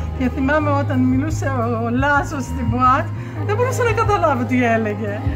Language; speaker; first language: Greek; early bilingual, heritage; English